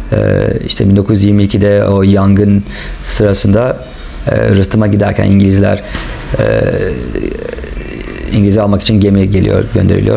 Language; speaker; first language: Turkish; non-native, local second language; English